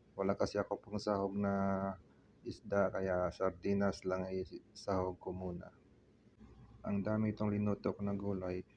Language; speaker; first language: Filipino; non-native, local second language; Hiligaynon